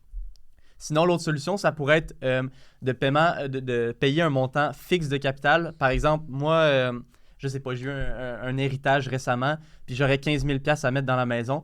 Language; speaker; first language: French; native; French